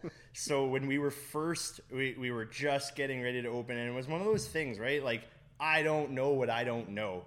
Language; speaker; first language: English; native; English